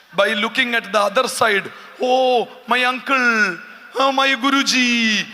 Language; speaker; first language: English; non-native, local second language; Malayalam